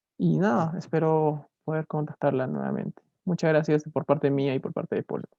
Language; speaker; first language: Spanish; native; Spanish